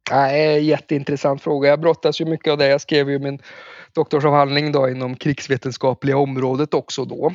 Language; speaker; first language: Swedish; native; Swedish